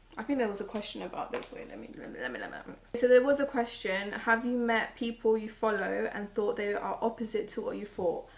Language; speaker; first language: English; early bilingual, other home language; Morisyen